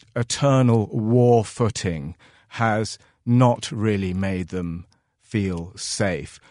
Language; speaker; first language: English; native; English